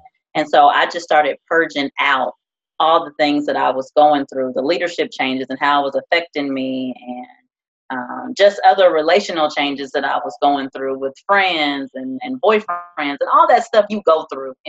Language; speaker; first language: English; native; English